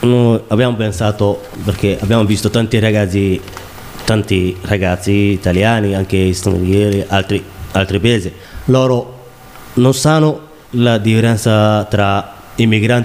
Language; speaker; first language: Italian; non-native, learner; Somali